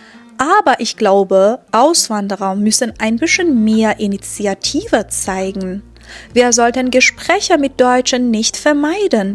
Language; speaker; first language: German; non-native, fluent; Persian